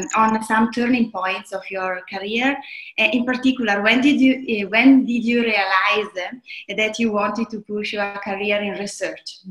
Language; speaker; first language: English; non-native, fluent; Italian